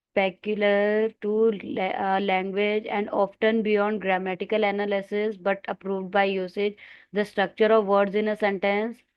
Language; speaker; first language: English; non-native, local second language; Punjabi